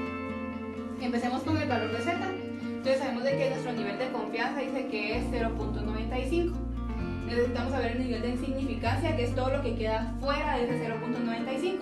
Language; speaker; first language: Spanish; native; Spanish